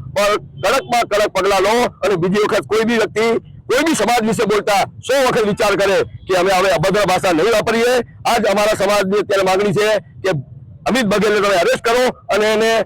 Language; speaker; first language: Gujarati; non-native, local second language; Sindhi